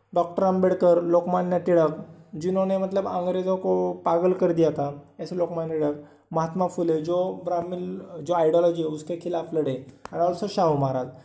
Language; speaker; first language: Hindi; non-native, local second language; Marathi